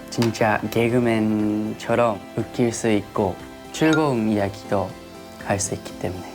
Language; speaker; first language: Korean; non-native, learner; Japanese